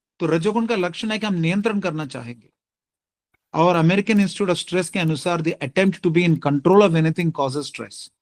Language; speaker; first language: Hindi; non-native, local second language; Tamil